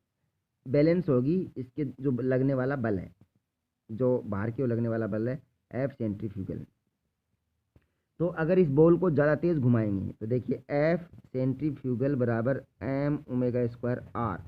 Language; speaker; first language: Hindi; native; Hindi